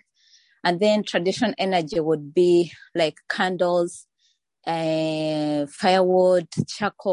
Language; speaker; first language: English; non-native, local second language; Ganda